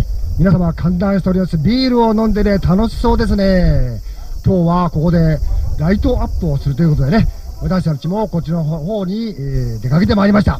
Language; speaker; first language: Japanese; native; Japanese